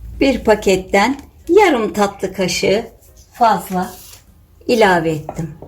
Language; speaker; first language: Turkish; native; Turkish